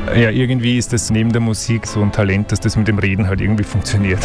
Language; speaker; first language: German; native; German